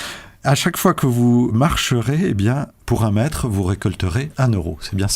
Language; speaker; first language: French; native; French